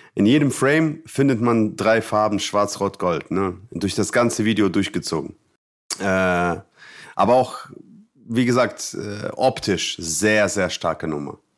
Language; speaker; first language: German; non-native, fluent; Russian